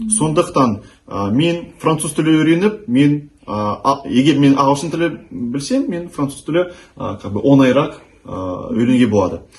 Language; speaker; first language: Kazakh; non-native, local second language; Russian